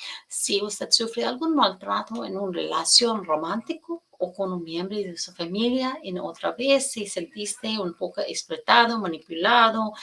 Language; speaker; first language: Spanish; non-native, fluent; English